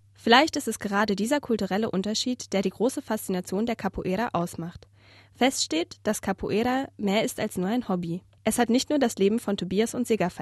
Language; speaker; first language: German; native; German